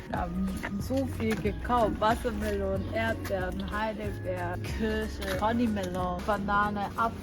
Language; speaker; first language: German; non-native, learner; Korean